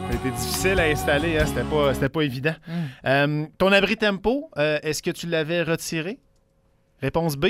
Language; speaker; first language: French; native; French